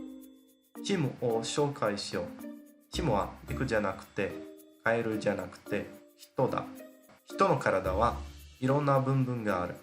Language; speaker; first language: Japanese; non-native, learner; Portuguese